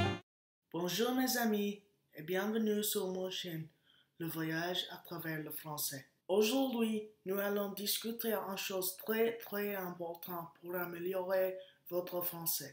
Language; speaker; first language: French; non-native, learner; Spanish